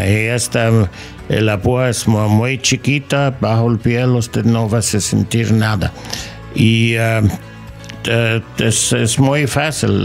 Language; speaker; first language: Spanish; non-native, fluent; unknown